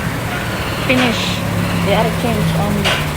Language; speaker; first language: English; non-native, learner; Filipino